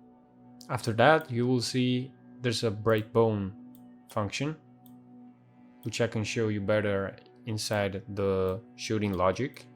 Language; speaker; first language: English; non-native, fluent; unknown